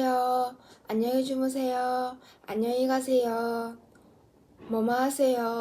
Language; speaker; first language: Korean; non-native, learner; Mongolian